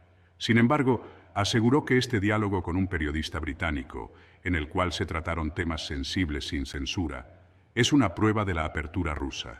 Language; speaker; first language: Spanish; native; Spanish